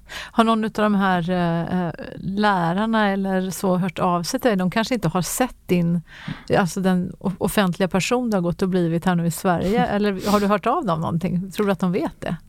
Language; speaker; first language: Swedish; native; Swedish